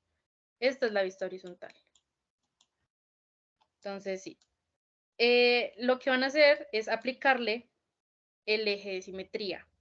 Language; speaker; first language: Spanish; native; Spanish